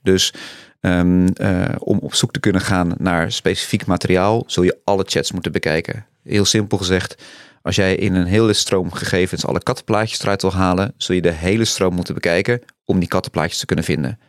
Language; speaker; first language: Dutch; native; Dutch